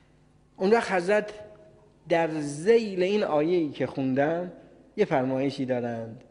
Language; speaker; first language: Persian; native; Persian